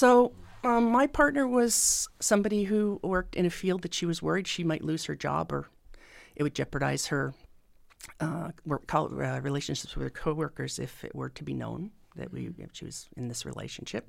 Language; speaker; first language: English; native; English